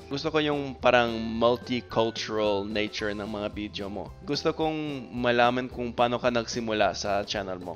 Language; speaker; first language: Filipino; non-native, fluent; English